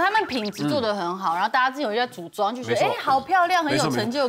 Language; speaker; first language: Chinese; native; Chinese